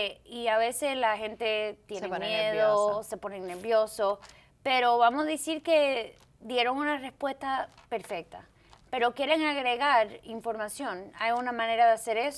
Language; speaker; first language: Spanish; early bilingual, heritage; Spanish